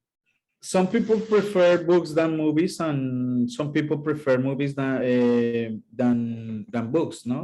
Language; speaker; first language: English; non-native, learner; Spanish